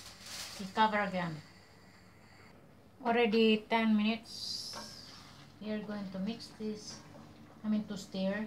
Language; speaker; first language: English; non-native, learner; Indonesian